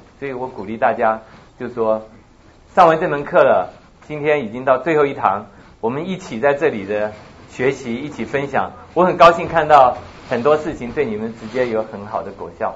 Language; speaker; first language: Chinese; native; Chinese